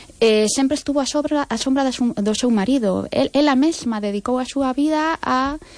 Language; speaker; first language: Galician; non-native, local second language; Spanish